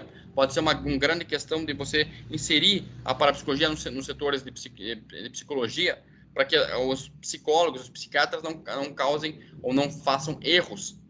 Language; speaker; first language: Portuguese; native; Portuguese